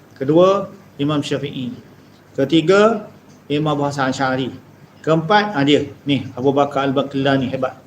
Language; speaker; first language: Malay; native; Malay